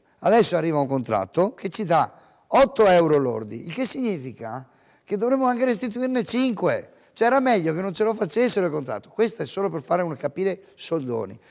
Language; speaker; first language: Italian; native; Italian